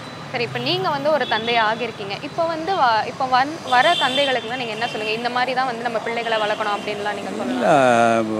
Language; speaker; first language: Tamil; native; Tamil